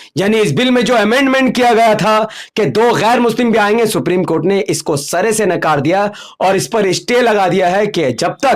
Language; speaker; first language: Hindi; native; Hindi